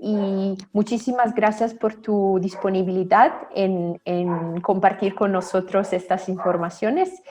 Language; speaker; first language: Spanish; non-native, fluent; Italian